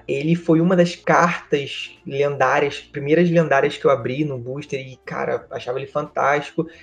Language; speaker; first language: Portuguese; native; Portuguese